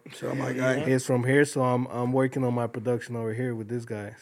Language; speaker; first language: English; early bilingual, other home language; Spanish